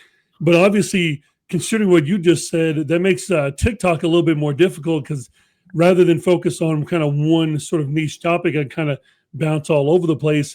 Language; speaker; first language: English; native; English